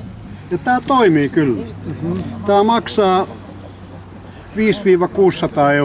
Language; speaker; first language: Finnish; native; Finnish